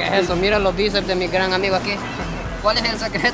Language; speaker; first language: Spanish; non-native, fluent; Japanese